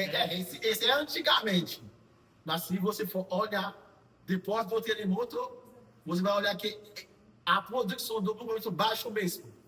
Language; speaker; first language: Portuguese; non-native, fluent; Haitian Creole